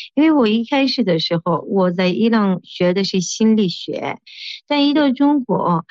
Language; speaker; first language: Chinese; non-native, fluent; Persian